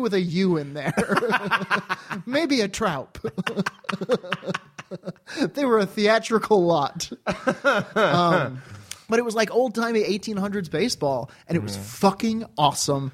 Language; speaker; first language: English; native; English